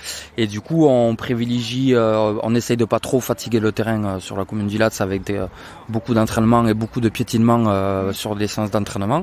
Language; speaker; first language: French; native; French